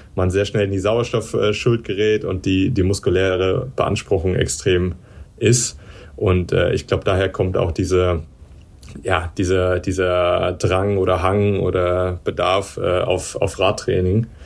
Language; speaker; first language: German; native; German